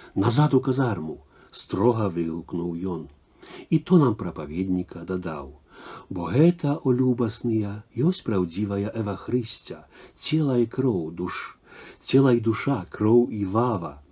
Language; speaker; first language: Belarusian; native; Belarusian